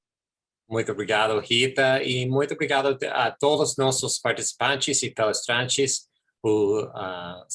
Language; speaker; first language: Portuguese; non-native, fluent; English